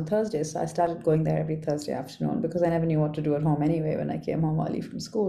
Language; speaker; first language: English; non-native, local second language; Bangla